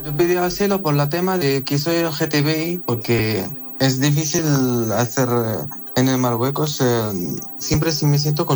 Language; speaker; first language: Spanish; non-native, learner; Arabic